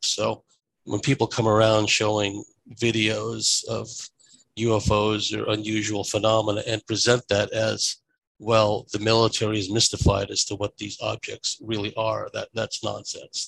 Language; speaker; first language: English; native; English